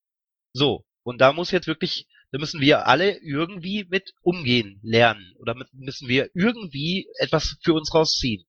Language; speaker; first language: German; native; German